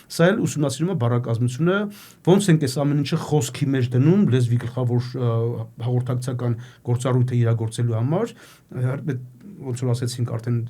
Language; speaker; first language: Armenian; native; Armenian